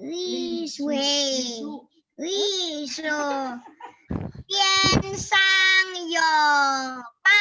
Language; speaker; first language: Chinese; non-native, learner; Indonesian